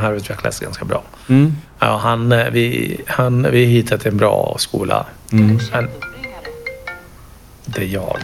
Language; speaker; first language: Swedish; non-native, fluent; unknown